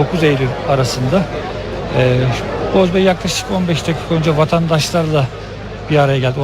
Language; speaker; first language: Turkish; native; Turkish